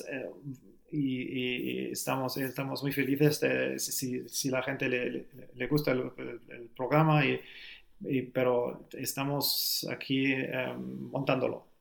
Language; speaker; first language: Spanish; non-native, learner; German